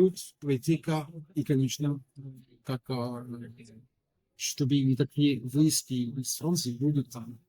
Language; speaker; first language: Russian; non-native, learner; French